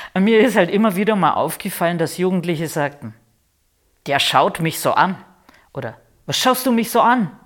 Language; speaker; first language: German; native; German